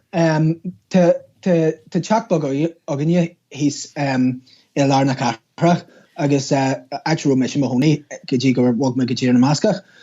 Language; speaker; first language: Irish; non-native, local second language; English